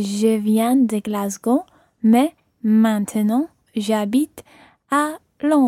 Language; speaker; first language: French; non-native, learner; English